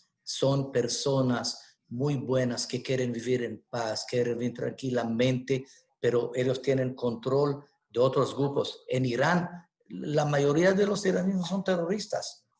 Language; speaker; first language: Spanish; non-native, fluent; Hebrew